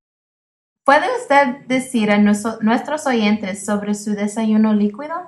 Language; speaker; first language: Spanish; early bilingual, heritage; English